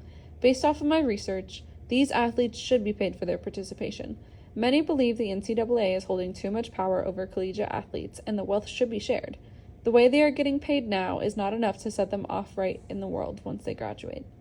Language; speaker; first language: English; native; English